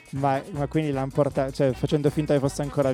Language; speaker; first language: Italian; native; Italian